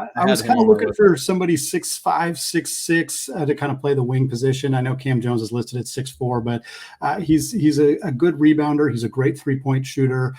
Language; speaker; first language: English; native; English